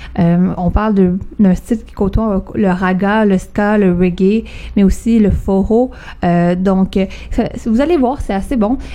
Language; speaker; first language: French; native; French